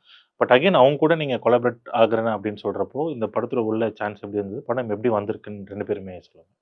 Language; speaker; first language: Tamil; native; Tamil